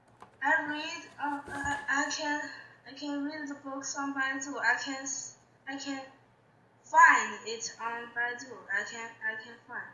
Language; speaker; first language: English; non-native, learner; Chinese